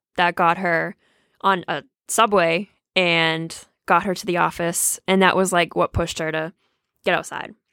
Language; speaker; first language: English; native; English